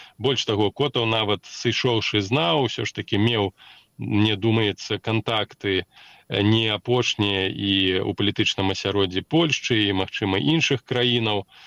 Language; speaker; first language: Belarusian; non-native, local second language; Russian